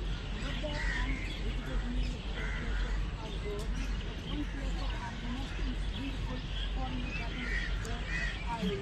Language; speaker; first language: English; non-native, learner; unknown